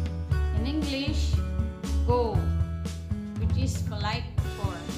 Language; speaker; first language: English; non-native, local second language; Filipino